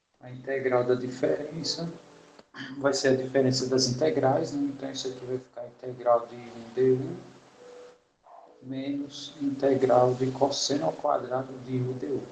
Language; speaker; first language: Portuguese; native; Portuguese